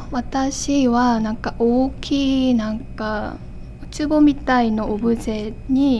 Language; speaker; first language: Japanese; non-native, fluent; Korean